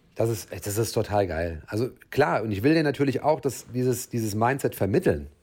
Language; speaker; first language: German; native; German